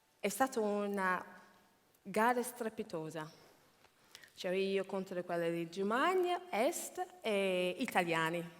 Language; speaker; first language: Italian; non-native, fluent; English